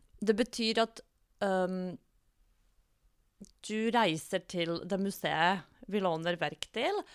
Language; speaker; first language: Norwegian; non-native, fluent; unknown